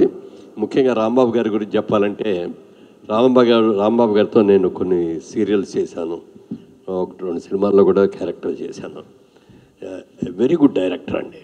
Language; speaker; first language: Telugu; native; Telugu